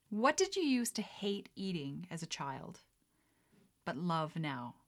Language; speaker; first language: English; early bilingual, other home language; Dutch